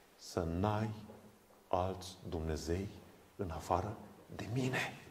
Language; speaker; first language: Romanian; non-native, local second language; Hungarian